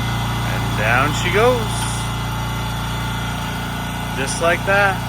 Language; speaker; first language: English; native; English